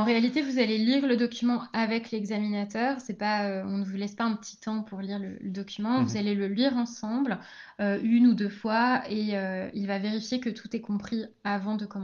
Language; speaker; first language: French; native; French